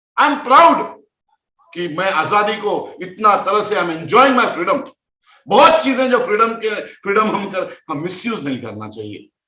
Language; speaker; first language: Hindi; non-native, local second language; Konkani